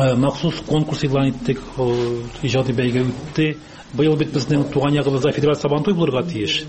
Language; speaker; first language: Tatar; native; Tatar